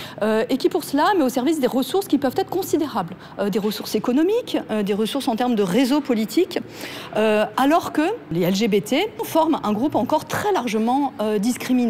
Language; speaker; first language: French; native; French